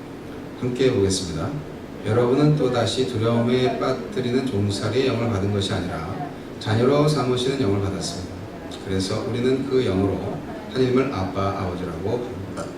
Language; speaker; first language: Korean; native; Korean